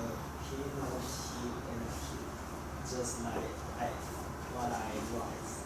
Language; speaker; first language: English; non-native, learner; Chinese